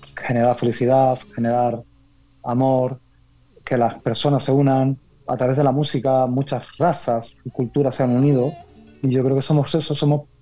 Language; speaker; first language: Spanish; native; Spanish